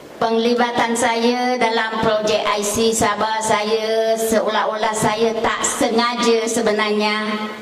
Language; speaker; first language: Malay; native; Malay